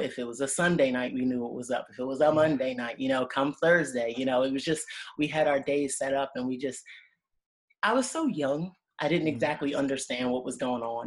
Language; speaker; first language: English; native; English